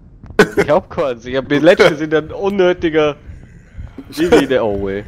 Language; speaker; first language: German; native; German